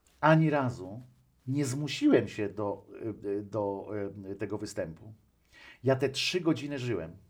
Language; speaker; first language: Polish; native; Polish